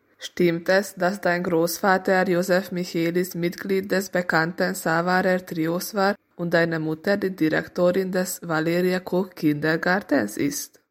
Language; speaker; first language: German; non-native, local second language; Hungarian